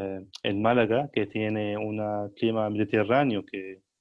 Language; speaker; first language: Spanish; non-native, learner; Arabic